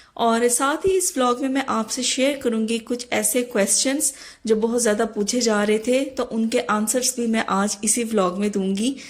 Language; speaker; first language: Urdu; native; Urdu